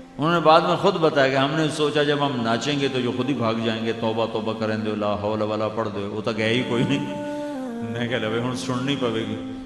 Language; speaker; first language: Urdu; non-native, local second language; Punjabi